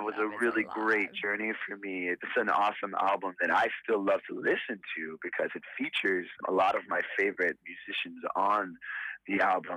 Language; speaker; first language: English; native; English